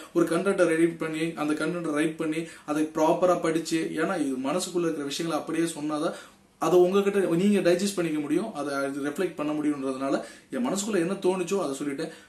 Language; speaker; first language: Tamil; non-native, local second language; Telugu